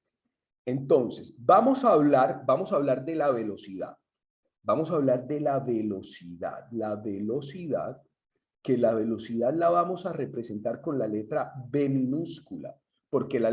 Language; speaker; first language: Spanish; native; Spanish